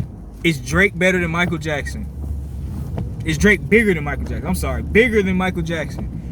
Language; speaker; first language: English; native; English